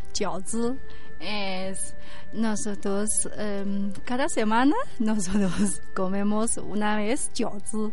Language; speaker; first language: Spanish; non-native, learner; Chinese